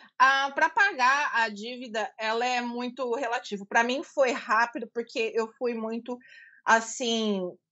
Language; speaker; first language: Portuguese; native; Portuguese